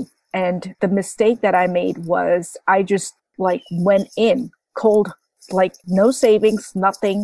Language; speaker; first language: English; non-native, local second language; Bangla